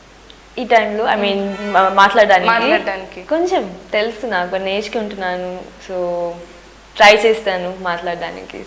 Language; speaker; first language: Telugu; non-native, learner; Hindi